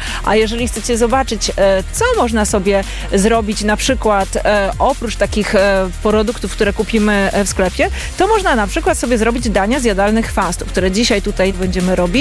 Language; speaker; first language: Polish; native; Polish